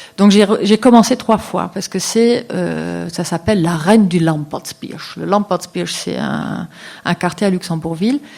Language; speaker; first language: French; non-native, local second language; Luxembourgish